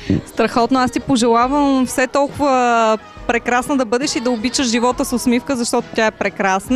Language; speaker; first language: Bulgarian; native; Bulgarian